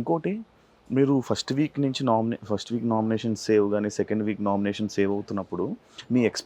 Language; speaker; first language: Telugu; native; Telugu